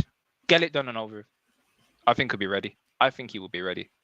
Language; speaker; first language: English; native; English